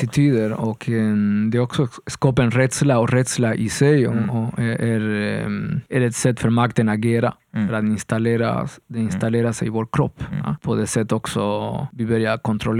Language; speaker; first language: Swedish; non-native, fluent; Spanish